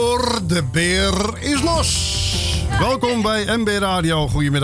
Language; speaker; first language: Dutch; native; Dutch